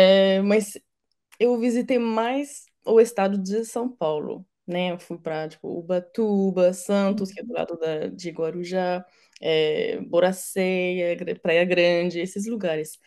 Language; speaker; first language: Portuguese; non-native, fluent; French